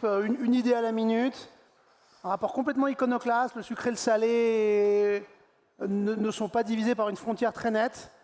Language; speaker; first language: French; native; French